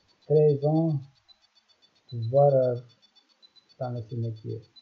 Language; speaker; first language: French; non-native, learner; Romanian